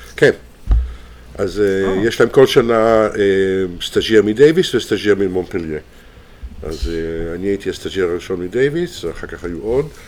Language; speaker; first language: Hebrew; native; Hebrew